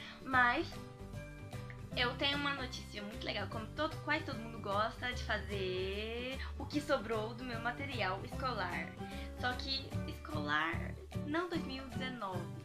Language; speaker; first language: Portuguese; early bilingual, heritage; Portuguese